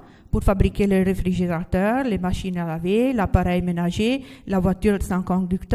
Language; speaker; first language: French; non-native, fluent; Italian